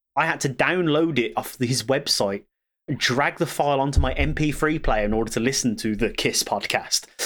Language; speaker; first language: English; native; English